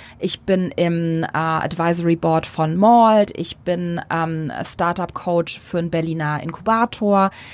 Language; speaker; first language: German; early bilingual, other home language; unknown